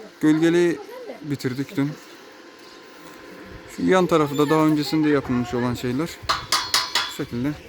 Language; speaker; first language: Turkish; native; Turkish